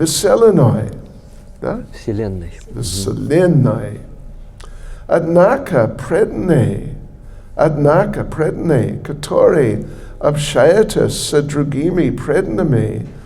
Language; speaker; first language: Russian; non-native, learner; English